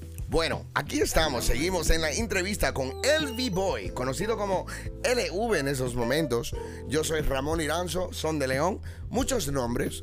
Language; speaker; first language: Spanish; early bilingual, heritage; Spanish